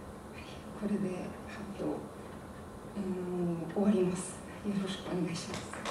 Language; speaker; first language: Japanese; non-native, fluent; Arabic